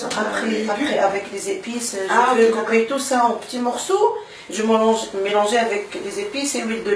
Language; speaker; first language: French; non-native, local second language; Arabic